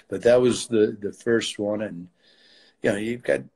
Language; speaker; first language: English; native; English